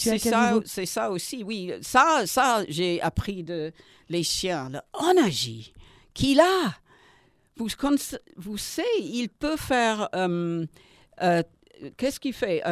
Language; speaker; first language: French; non-native, learner; English